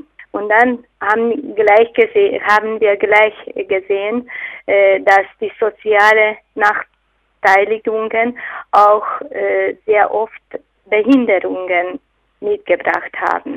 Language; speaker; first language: German; non-native, fluent; Hungarian